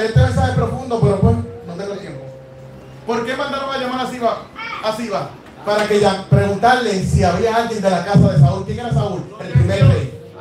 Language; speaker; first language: Spanish; native; Spanish